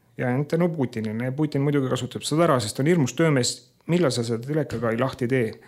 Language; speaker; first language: Estonian; native; Estonian